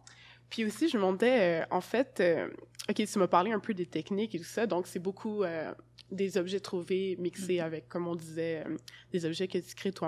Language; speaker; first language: French; native; French